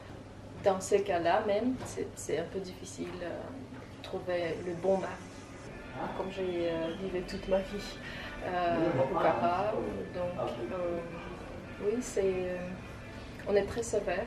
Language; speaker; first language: French; non-native, fluent; Tajik